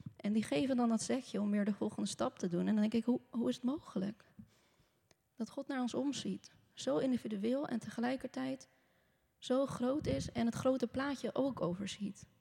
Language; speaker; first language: Dutch; native; Dutch